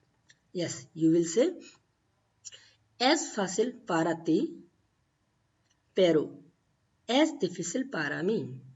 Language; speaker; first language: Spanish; non-native, fluent; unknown